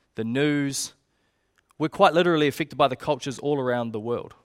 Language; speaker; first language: English; native; English